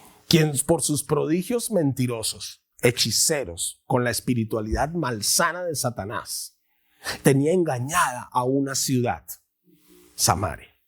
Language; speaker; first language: Spanish; native; Spanish